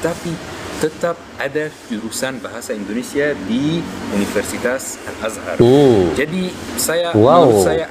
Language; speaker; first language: Indonesian; non-native, fluent; Arabic